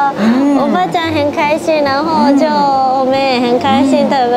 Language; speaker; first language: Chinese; non-native, fluent; Japanese